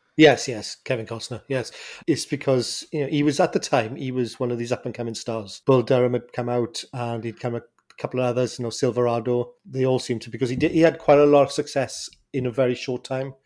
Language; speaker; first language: English; native; English